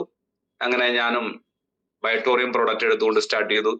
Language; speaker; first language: Malayalam; native; Malayalam